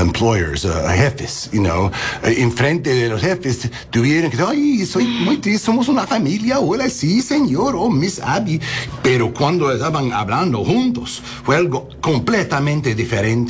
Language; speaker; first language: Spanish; non-native, learner; English